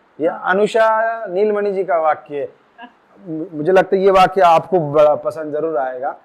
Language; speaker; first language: Hindi; non-native, local second language; Marathi